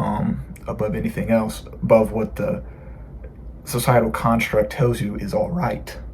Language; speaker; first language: English; native; English